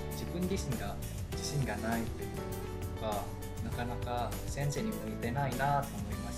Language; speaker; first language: Japanese; non-native, fluent; Indonesian